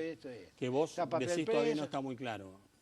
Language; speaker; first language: Spanish; native; Spanish